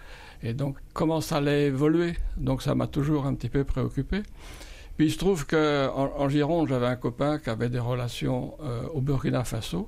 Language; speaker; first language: French; native; French